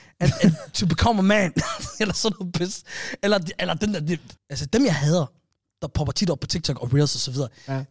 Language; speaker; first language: Danish; native; Danish